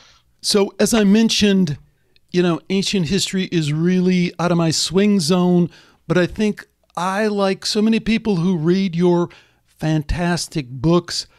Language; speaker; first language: English; native; English